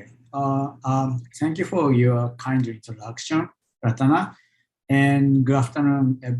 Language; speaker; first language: English; non-native, fluent; Japanese